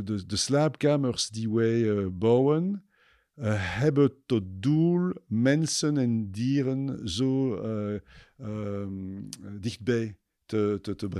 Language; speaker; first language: Dutch; non-native, fluent; French